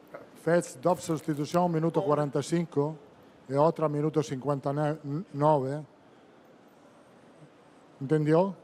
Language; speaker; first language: Portuguese; non-native, fluent; Italian